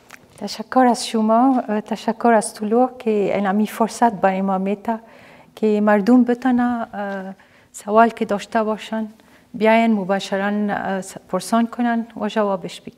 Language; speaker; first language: Persian; non-native, fluent; Arabic